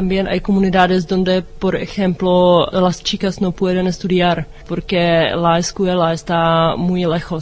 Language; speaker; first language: Spanish; non-native, learner; Czech